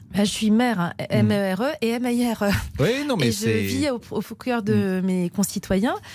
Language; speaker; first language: French; native; French